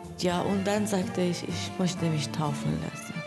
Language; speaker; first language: German; non-native, learner; Persian